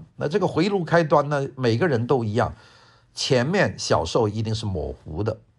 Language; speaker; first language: Chinese; non-native, local second language; Cantonese